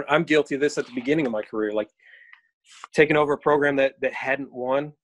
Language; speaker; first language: English; native; English